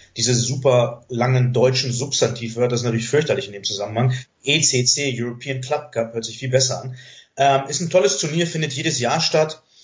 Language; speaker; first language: German; native; German